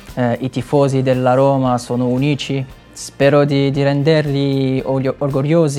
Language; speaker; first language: Italian; non-native, learner; French